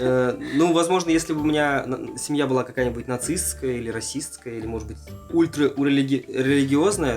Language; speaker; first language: Russian; native; Russian